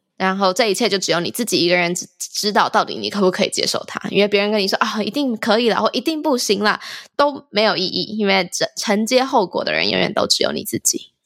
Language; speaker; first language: Chinese; native; Chinese